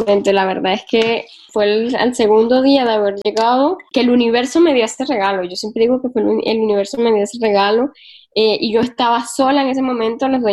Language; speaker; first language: Spanish; native; Spanish